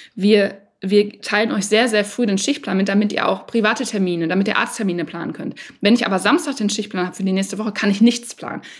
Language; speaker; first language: German; native; German